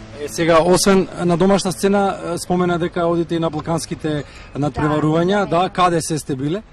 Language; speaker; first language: Macedonian; native; Macedonian